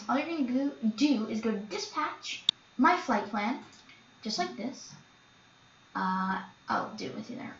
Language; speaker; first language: English; native; English